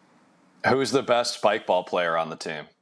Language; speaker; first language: English; native; English